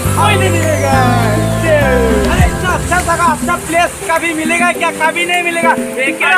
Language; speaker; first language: Hindi; non-native, local second language; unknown